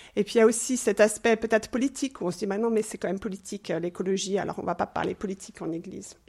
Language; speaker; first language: French; non-native, fluent; English